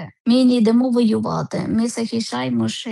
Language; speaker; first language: Ukrainian; non-native, learner; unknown